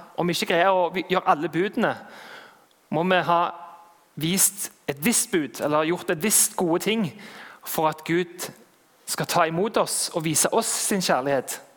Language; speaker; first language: Norwegian; native; Norwegian